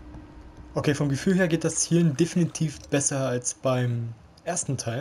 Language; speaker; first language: German; native; German